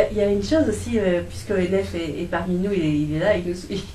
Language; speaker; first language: French; native; French